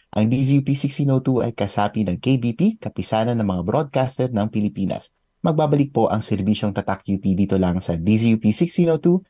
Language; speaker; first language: Filipino; native; Filipino